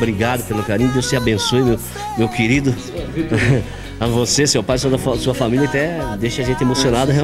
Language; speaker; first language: Portuguese; native; Portuguese